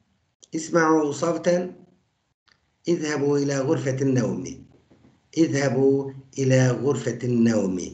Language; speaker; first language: Arabic; non-native, fluent; Turkish